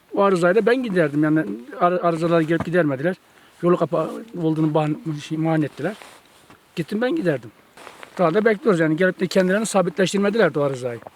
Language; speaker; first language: Turkish; native; Turkish